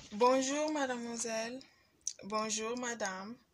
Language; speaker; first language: French; non-native, learner; Kabuverdianu